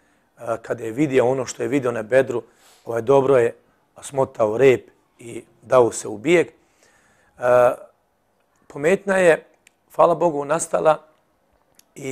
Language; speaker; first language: Serbian; native; Serbian